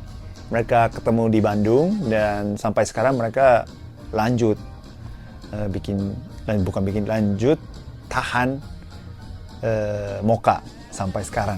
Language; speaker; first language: Indonesian; non-native, fluent; Japanese